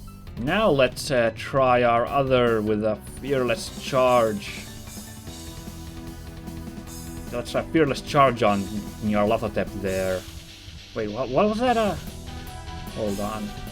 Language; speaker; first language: English; native; English